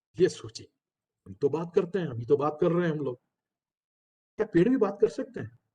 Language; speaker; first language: Hindi; non-native, local second language; Telugu